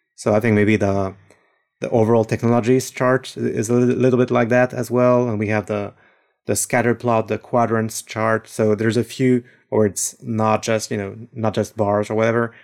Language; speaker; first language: English; non-native, fluent; French